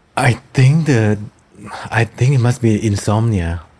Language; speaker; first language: English; non-native, fluent; Thai